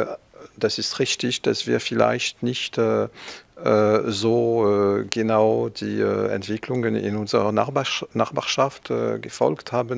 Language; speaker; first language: German; non-native, fluent; French